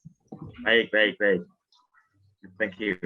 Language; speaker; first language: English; non-native, fluent; Indonesian